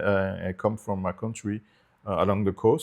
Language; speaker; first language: English; non-native, fluent; Italian